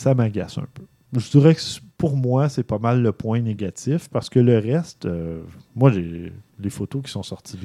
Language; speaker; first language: French; native; French